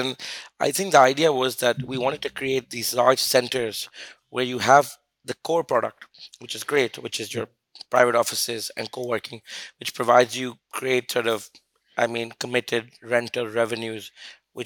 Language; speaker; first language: English; non-native, local second language; Urdu